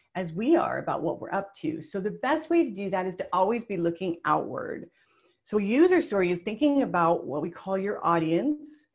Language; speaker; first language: English; native; English